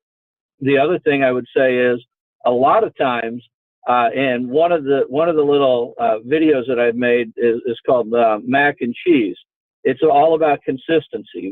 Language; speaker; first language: English; native; English